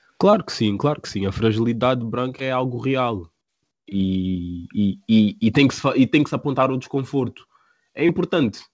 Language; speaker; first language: Portuguese; native; Portuguese